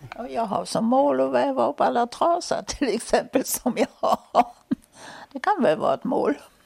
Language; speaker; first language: Swedish; non-native, fluent; German